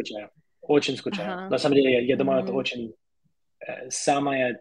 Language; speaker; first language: Russian; non-native, learner; English